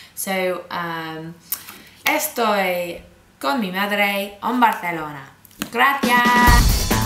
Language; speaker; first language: Spanish; non-native, learner; English